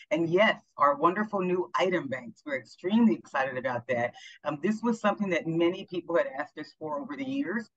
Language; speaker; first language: English; native; English